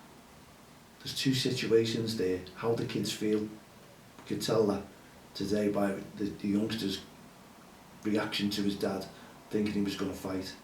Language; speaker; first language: English; native; English